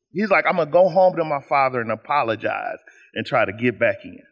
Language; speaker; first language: English; native; English